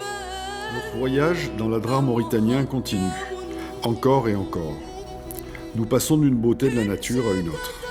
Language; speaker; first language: French; native; French